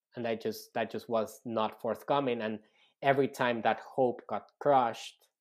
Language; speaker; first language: English; non-native, fluent; Spanish